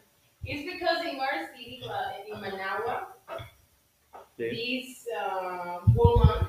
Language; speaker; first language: English; non-native, learner; Spanish